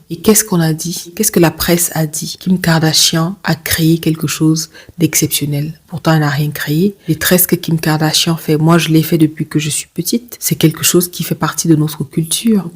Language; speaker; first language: French; native; French